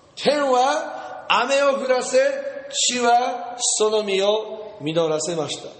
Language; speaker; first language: Japanese; non-native, fluent; English